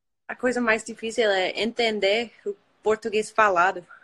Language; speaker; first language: Portuguese; non-native, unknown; English